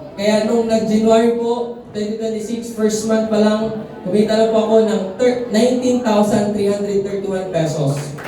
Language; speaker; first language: Filipino; non-native, local second language; Cebuano